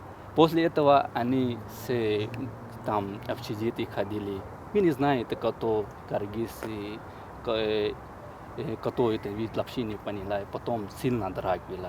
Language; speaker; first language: Russian; non-native, learner; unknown